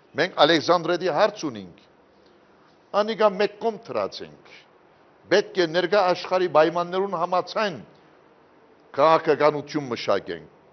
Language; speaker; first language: Armenian; early bilingual, heritage; Armenian